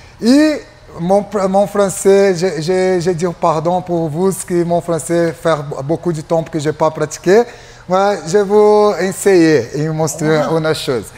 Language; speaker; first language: French; non-native, learner; Portuguese